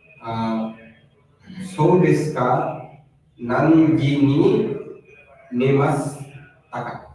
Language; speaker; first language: Japanese; non-native, learner; Bangla